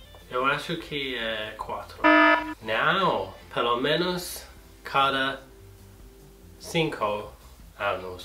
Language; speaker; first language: Portuguese; non-native, learner; English